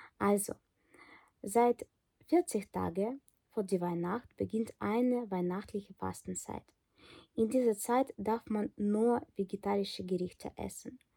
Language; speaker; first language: German; non-native, fluent; Ukrainian